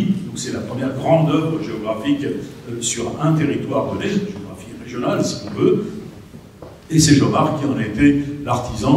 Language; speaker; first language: French; native; French